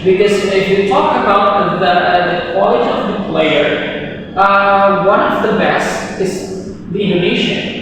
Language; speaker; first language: English; non-native, fluent; Indonesian